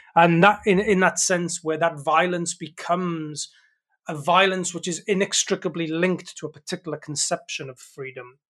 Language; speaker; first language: English; native; English